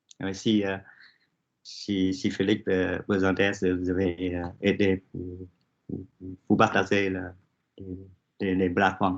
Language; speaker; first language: French; non-native, learner; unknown